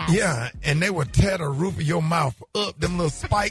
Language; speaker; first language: English; native; English